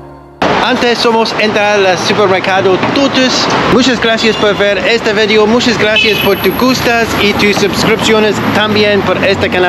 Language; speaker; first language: Spanish; non-native, learner; English